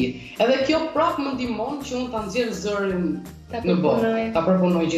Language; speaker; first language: Albanian; early bilingual, heritage; Albanian